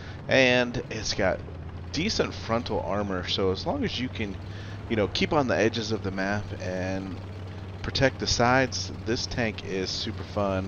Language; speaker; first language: English; native; English